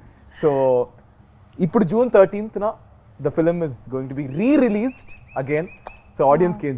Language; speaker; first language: Telugu; native; Telugu